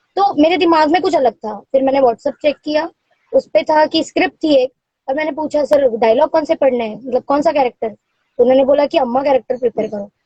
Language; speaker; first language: Hindi; non-native, local second language; Marathi